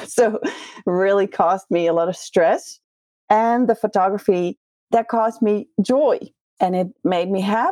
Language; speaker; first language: English; non-native, fluent; Dutch